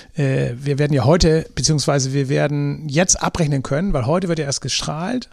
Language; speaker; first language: German; native; German